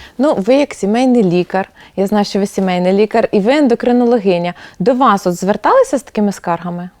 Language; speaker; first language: Ukrainian; native; Ukrainian